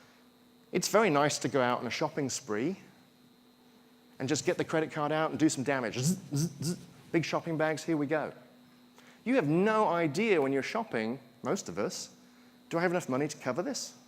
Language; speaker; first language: English; native; English